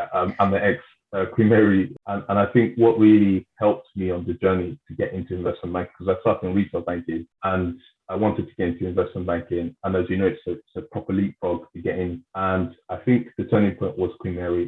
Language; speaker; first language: English; native; English